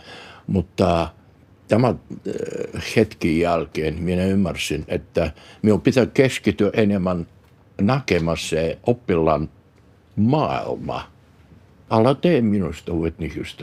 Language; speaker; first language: Finnish; non-native, learner; Bulgarian